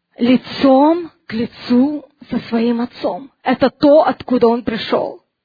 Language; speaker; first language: Russian; early bilingual, heritage; Russian